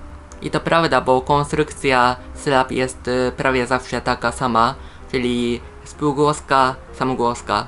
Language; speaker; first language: Polish; non-native, fluent; Japanese